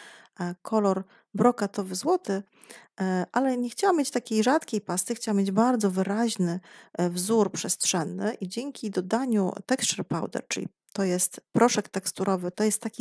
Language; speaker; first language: Polish; native; Polish